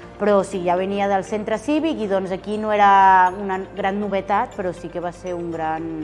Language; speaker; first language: Catalan; non-native, fluent; Spanish